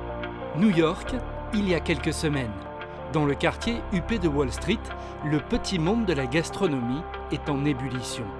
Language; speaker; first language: French; native; French